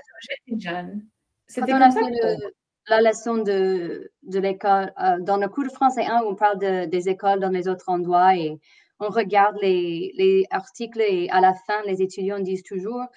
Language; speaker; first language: French; non-native, fluent; English